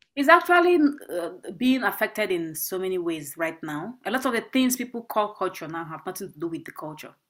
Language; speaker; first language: English; non-native, local second language; Igbo